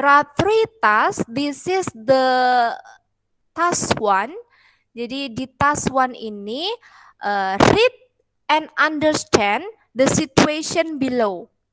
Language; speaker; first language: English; non-native, fluent; Indonesian